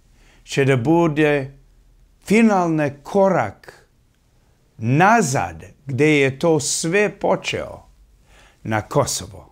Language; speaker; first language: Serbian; early bilingual, heritage; English